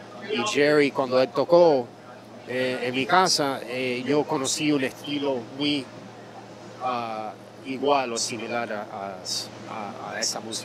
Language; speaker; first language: Spanish; early bilingual, heritage; Spanish